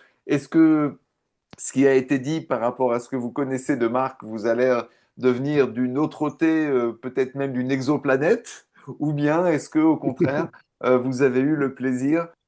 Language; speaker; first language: French; native; French